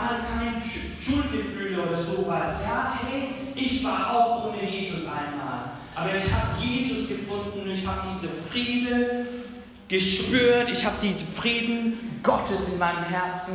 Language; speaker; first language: German; non-native, fluent; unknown